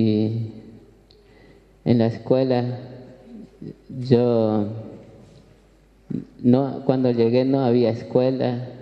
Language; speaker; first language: Spanish; non-native, local second language; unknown